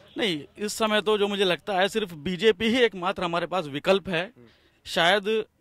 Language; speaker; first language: Hindi; native; Hindi